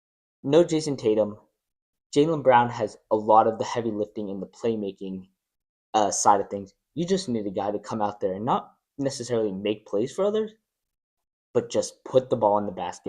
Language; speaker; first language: English; native; English